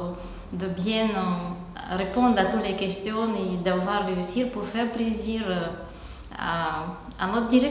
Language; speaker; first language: French; non-native, fluent; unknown